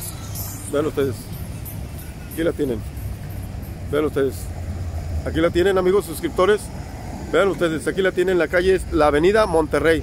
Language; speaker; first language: Spanish; native; Spanish